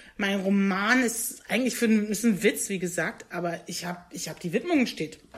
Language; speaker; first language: German; native; German